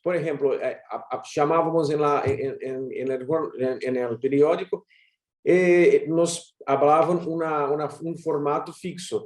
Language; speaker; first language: Spanish; non-native, learner; Portuguese